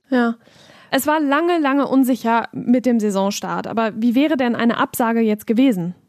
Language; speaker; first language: German; native; German